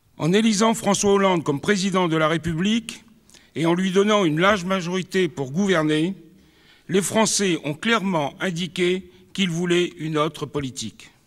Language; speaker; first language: French; native; French